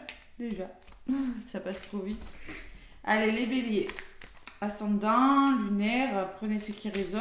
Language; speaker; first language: French; native; French